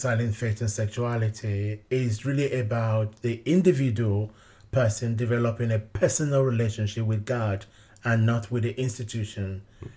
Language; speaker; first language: English; non-native, local second language; Yoruba